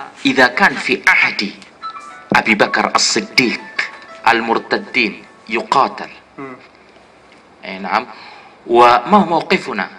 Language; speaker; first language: Arabic; non-native, fluent; Indonesian